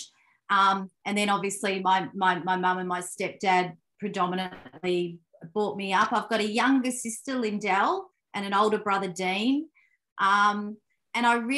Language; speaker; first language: English; native; English